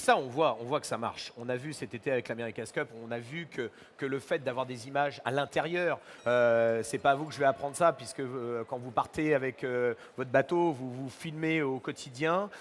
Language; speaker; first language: French; native; French